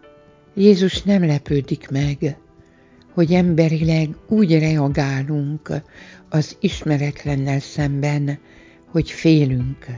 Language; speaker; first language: Hungarian; native; Hungarian